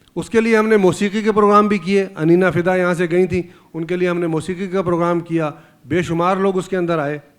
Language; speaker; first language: Urdu; native; Urdu